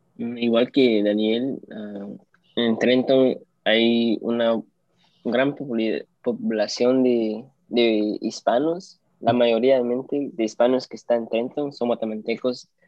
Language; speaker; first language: Spanish; early bilingual, heritage; Spanish